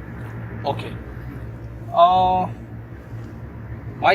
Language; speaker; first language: English; non-native, local second language; Hindi